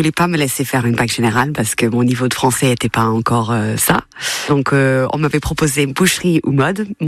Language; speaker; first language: French; non-native, fluent; English